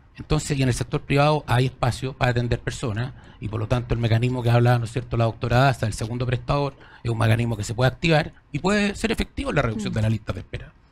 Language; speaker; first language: Spanish; native; Spanish